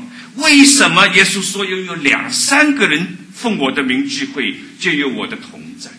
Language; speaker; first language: Chinese; native; Chinese